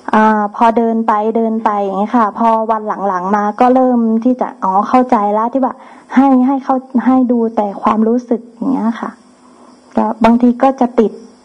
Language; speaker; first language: Thai; native; Thai